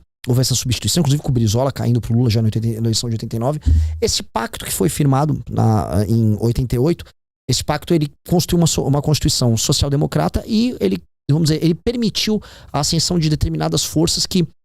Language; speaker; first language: Portuguese; native; Portuguese